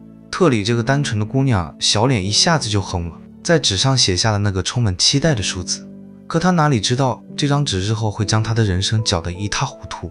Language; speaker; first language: Chinese; native; Chinese